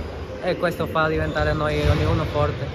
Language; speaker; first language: Italian; non-native, fluent; Spanish